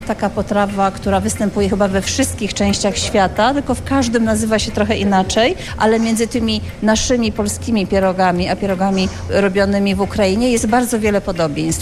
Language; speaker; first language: Polish; native; Polish